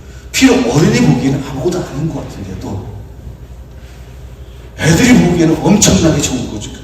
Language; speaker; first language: Korean; native; Korean